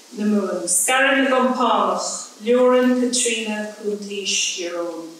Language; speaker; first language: English; native; English